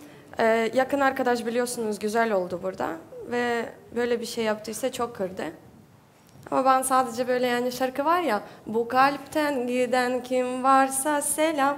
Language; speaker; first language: Turkish; non-native, learner; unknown